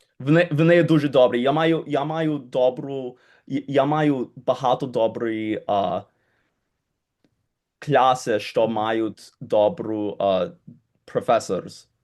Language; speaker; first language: Ukrainian; early bilingual, heritage; Ukrainian